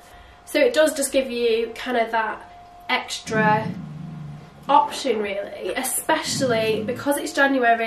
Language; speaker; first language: English; native; English